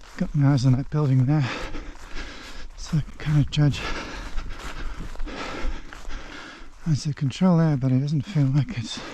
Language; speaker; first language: English; native; English